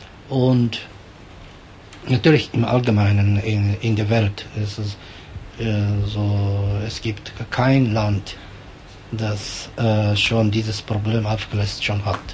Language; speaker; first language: German; non-native, fluent; Japanese